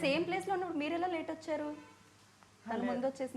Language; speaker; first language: Telugu; native; Telugu